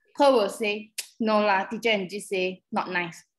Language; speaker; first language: English; non-native, local second language; Chinese